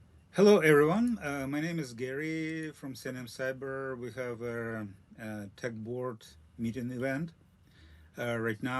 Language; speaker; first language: English; non-native, learner; Russian